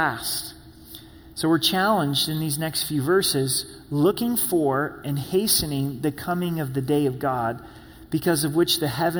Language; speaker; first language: English; native; English